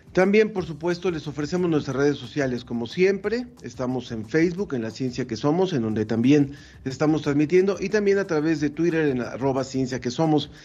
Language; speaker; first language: Spanish; native; Spanish